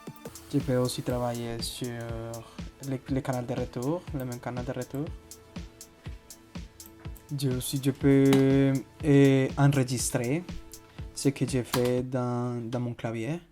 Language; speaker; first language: French; non-native, fluent; Spanish